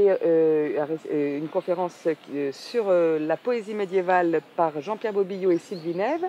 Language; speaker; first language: French; native; French